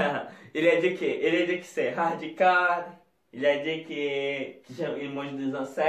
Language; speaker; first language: French; non-native, learner; Portuguese